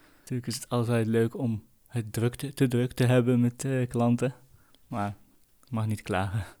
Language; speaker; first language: Dutch; non-native, fluent; Kurdish